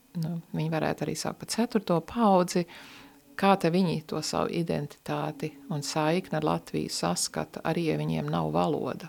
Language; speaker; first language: Latvian; early bilingual, heritage; Latvian